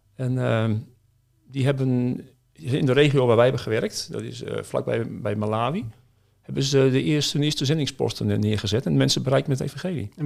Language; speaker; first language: Dutch; native; Dutch